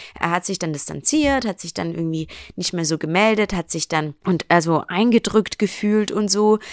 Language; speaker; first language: German; early bilingual, other home language; Persian